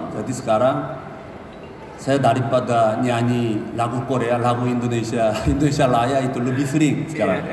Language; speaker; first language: Indonesian; non-native, fluent; Korean